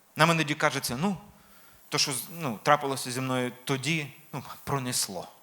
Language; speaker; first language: Ukrainian; non-native, local second language; Russian